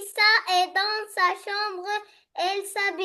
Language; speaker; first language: French; non-native, learner; Arabic